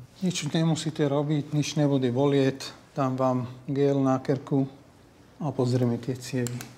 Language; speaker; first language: Slovak; non-native, fluent; Arabic